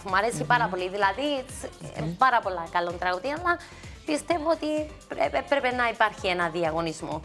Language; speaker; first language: Greek; early bilingual, heritage; Greek